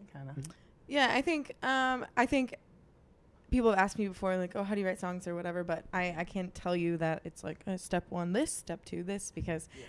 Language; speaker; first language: English; native; English